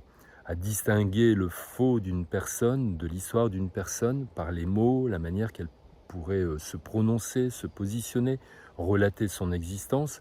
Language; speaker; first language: French; native; French